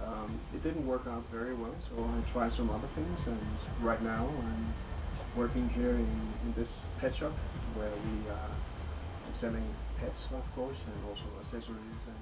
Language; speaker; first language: English; non-native, fluent; Danish